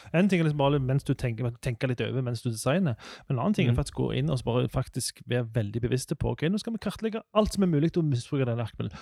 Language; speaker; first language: Norwegian; native; Norwegian